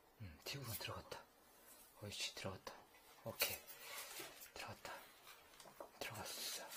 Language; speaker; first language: Korean; native; Korean